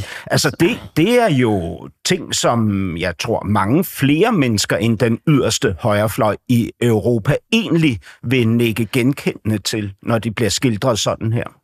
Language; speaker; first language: Danish; native; Danish